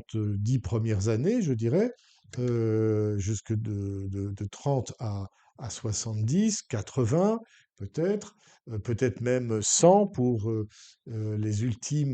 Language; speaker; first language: French; native; French